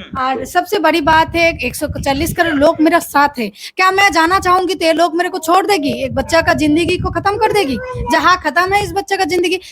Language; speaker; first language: Hindi; non-native, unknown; Bangla